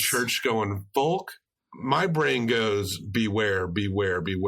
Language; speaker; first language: English; native; English